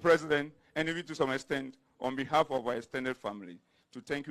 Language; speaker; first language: English; native; English